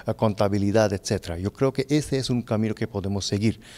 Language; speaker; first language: Spanish; non-native, fluent; Hindi